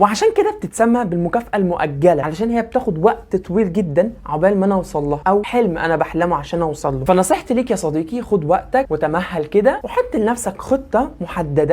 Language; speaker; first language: Arabic; native; Arabic